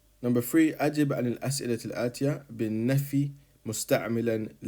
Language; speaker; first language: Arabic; non-native, fluent; English